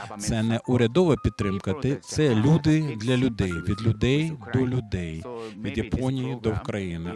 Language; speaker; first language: Ukrainian; non-native, fluent; Japanese